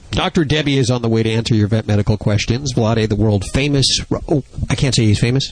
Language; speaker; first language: English; native; English